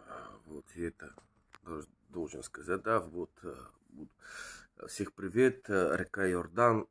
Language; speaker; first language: Russian; non-native, learner; Bulgarian